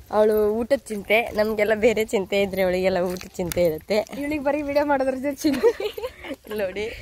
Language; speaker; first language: Kannada; non-native, local second language; Lambadi